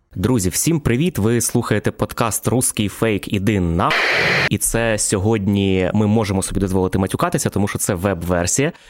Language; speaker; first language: Ukrainian; native; Ukrainian